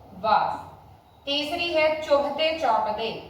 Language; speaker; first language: Hindi; native; Hindi